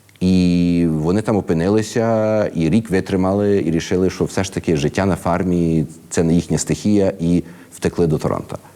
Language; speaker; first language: Ukrainian; early bilingual, heritage; Ukrainian